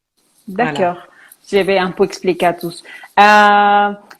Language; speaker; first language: French; non-native, fluent; Spanish